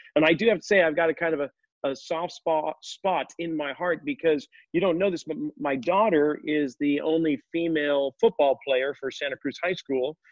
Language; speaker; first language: English; native; English